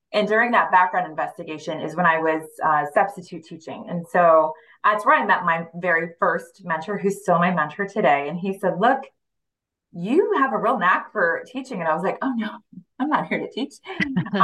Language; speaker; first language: English; early bilingual, other home language; Spanish